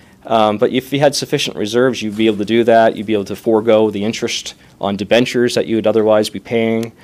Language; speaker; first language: English; native; English